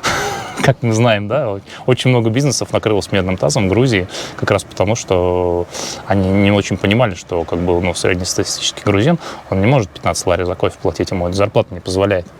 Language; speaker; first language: Russian; native; Russian